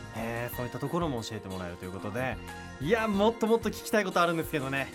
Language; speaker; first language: Japanese; native; Japanese